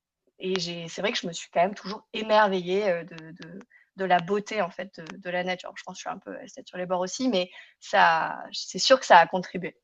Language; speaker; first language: French; native; French